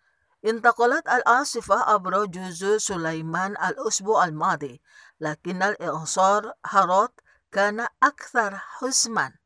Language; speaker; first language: Arabic; non-native, fluent; Indonesian